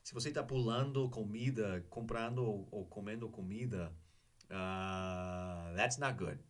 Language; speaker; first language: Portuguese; non-native, learner; English